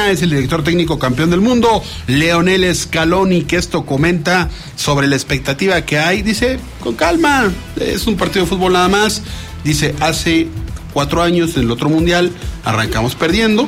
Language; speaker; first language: Spanish; native; Spanish